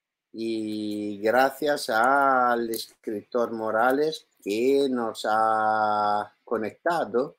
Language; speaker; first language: Spanish; non-native, learner; Italian